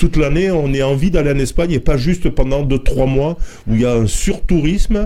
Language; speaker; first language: French; native; French